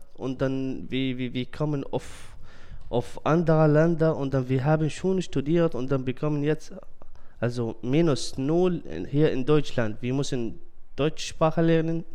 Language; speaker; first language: German; non-native, fluent; Arabic